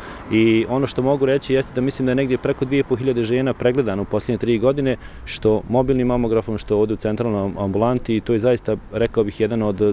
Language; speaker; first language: Bosnian; native; Bosnian